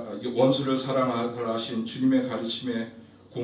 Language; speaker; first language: Korean; native; Korean